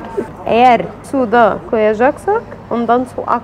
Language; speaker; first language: Turkish; non-native, fluent; Arabic